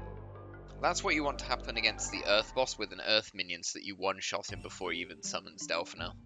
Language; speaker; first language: English; native; English